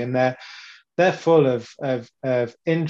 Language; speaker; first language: English; native; English